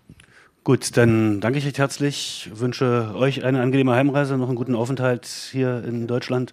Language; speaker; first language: German; native; German